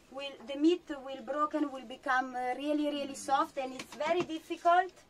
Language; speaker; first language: English; non-native, fluent; Italian